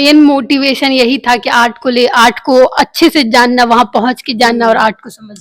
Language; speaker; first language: Hindi; native; Hindi